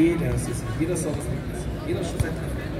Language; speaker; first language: German; native; German